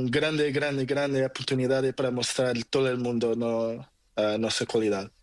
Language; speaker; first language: Spanish; non-native, learner; Portuguese